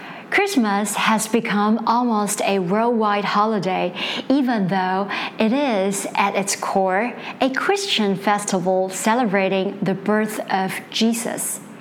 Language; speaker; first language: English; non-native, fluent; Chinese